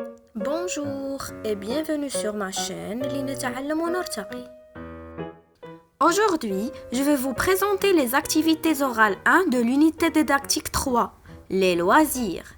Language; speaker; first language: French; non-native, local second language; Arabic